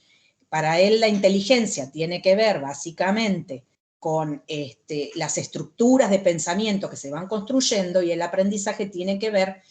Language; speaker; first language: Spanish; native; Spanish